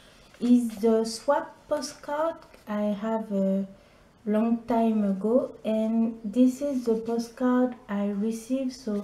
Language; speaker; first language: English; non-native, learner; French